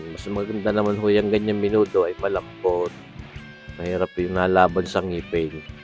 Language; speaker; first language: Filipino; native; Filipino